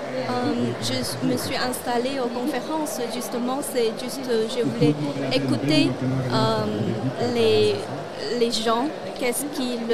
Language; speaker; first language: French; non-native, fluent; Chinese